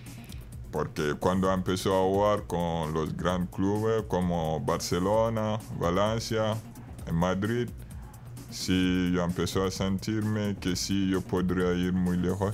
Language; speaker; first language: Spanish; non-native, fluent; Bambara